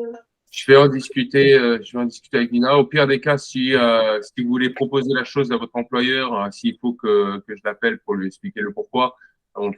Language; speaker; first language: French; native; French